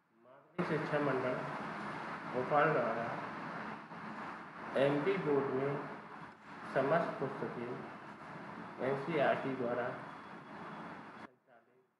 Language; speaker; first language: Hindi; native; Hindi